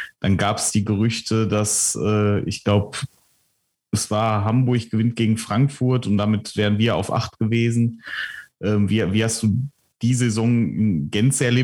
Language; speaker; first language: German; native; German